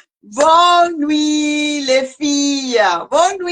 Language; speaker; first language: French; non-native, learner; Spanish